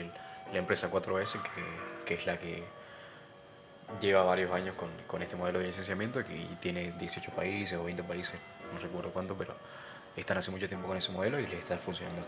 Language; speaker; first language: Spanish; native; Spanish